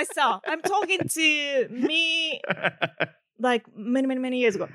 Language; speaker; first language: English; non-native, fluent; Japanese